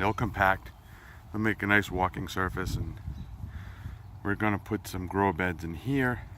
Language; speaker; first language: English; native; English